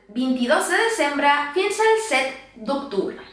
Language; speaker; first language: Catalan; non-native, local second language; Spanish